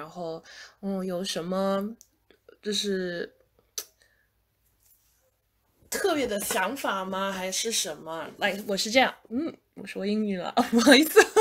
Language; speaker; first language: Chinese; non-native, fluent; English